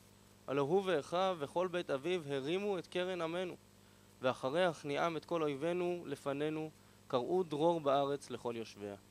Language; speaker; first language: Hebrew; native; Hebrew